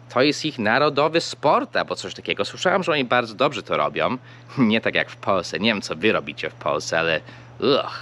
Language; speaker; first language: Polish; non-native, fluent; English